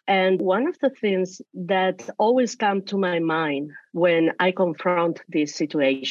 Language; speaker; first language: English; non-native, fluent; Spanish